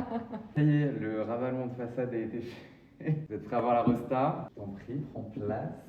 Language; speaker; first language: French; native; French